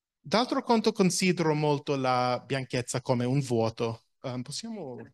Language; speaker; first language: Italian; non-native, fluent; English